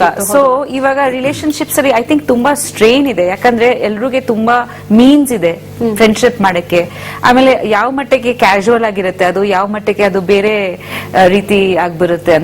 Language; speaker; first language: Kannada; non-native, fluent; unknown